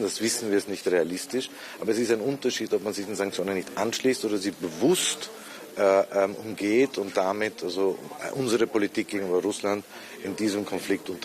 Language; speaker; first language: German; native; German